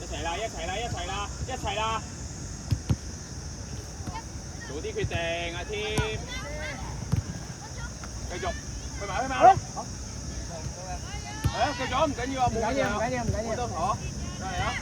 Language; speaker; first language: Cantonese; native; Cantonese